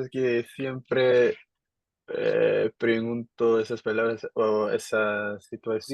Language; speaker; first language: Spanish; non-native, learner; Dutch